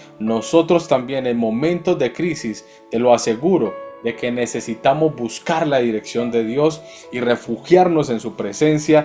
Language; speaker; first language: Spanish; native; Spanish